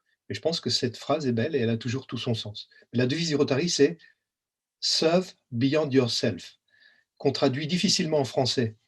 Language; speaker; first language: French; native; French